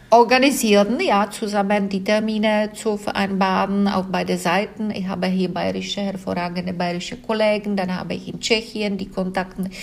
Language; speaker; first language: German; non-native, fluent; Czech